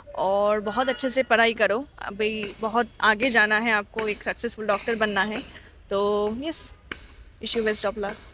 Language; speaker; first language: Hindi; non-native, local second language; Bangla